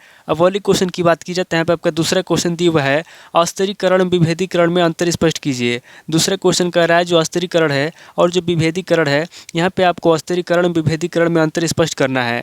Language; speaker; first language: Hindi; native; Hindi